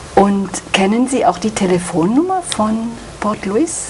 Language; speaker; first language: German; native; German